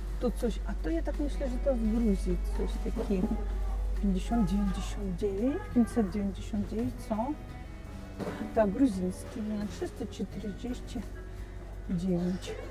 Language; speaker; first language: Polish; non-native, learner; Russian